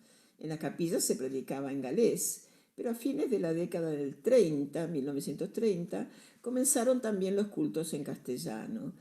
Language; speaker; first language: Spanish; native; Spanish